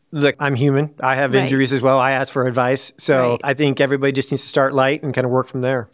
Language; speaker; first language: English; native; English